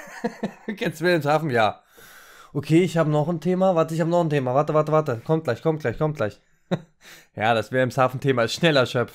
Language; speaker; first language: German; native; German